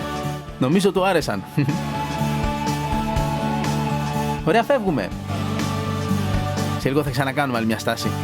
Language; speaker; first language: Greek; native; Greek